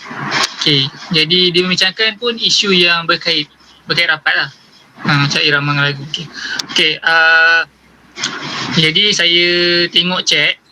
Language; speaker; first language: Malay; native; Malay